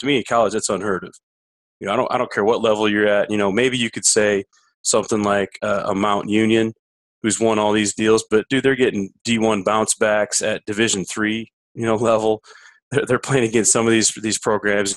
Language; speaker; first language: English; native; English